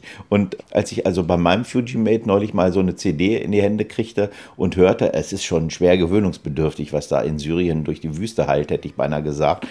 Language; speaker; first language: German; native; German